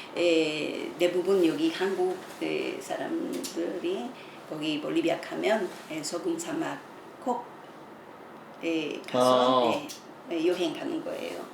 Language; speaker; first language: Korean; non-native, learner; Spanish